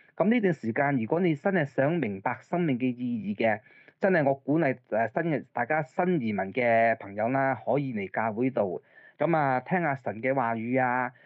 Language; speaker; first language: Cantonese; early bilingual, other home language; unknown